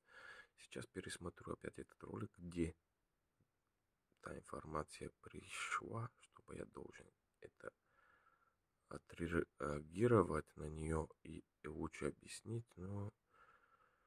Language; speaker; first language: Russian; non-native, learner; Bulgarian